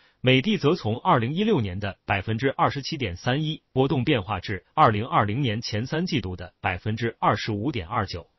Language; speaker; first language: Chinese; native; Chinese